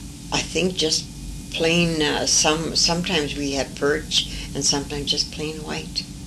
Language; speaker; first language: English; early bilingual, other home language; French